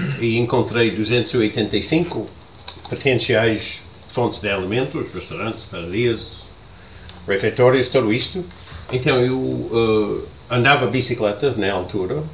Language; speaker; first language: Portuguese; non-native, learner; English